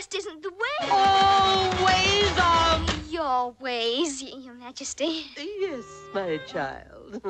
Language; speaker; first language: Portuguese; native; Portuguese